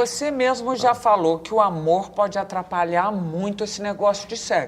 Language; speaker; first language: Portuguese; native; Portuguese